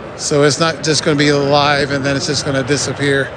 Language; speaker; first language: English; native; English